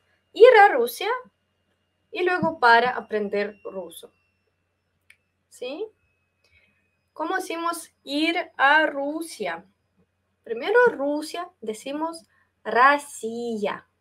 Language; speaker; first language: Spanish; non-native, fluent; Russian